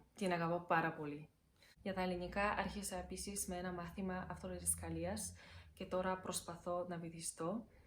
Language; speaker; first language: Greek; non-native, learner; Bulgarian